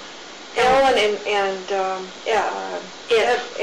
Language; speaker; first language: English; native; English